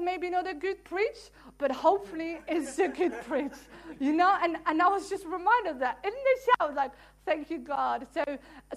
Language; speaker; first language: English; non-native, fluent; Dutch